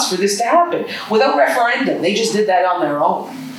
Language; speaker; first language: English; native; English